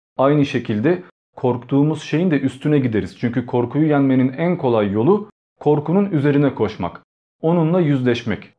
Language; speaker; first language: Turkish; early bilingual, other home language; Albanian